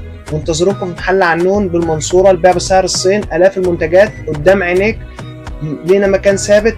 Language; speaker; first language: Arabic; native; Arabic